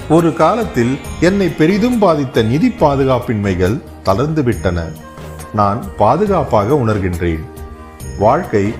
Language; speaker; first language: Tamil; native; Tamil